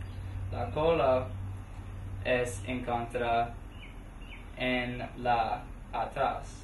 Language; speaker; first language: Spanish; non-native, learner; English